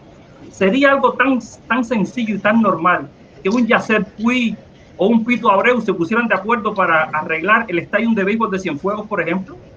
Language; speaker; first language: Spanish; native; Spanish